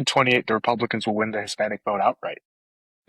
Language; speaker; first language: English; native; English